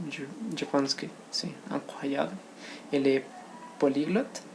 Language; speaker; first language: French; non-native, learner; Spanish